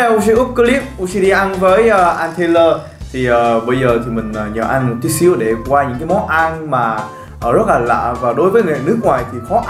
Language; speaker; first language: Vietnamese; non-native, fluent; Korean